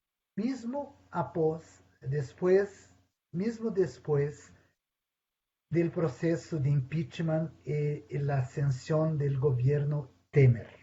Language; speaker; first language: Spanish; non-native, fluent; Portuguese